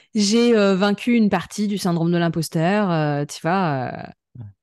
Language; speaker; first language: French; native; French